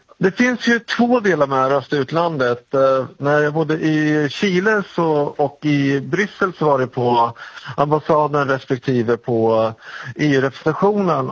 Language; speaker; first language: Swedish; native; Swedish